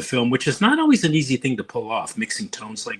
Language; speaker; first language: English; native; English